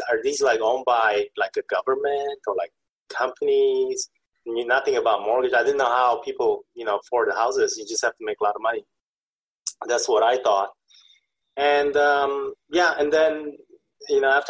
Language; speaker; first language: English; early bilingual, other home language; Korean